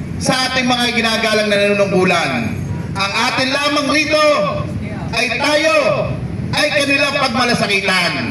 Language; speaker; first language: Filipino; native; Filipino